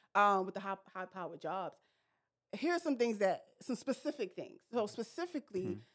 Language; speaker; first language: English; native; English